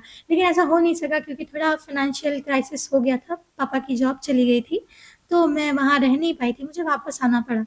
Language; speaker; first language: Hindi; native; Hindi